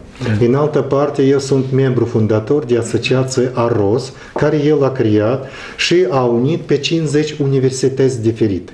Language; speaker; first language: Romanian; non-native, local second language; Russian